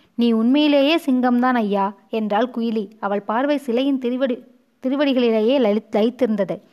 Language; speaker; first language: Tamil; native; Tamil